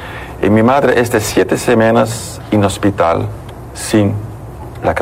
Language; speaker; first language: Spanish; non-native, learner; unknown